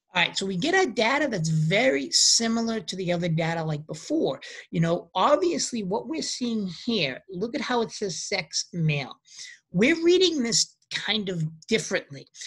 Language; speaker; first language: English; native; English